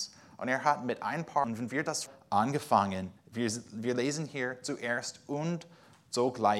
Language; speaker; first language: German; non-native, fluent; English